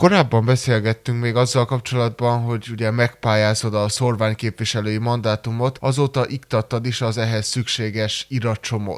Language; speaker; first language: Hungarian; native; Hungarian